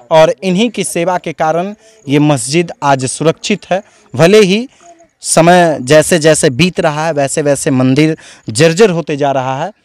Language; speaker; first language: Hindi; native; Hindi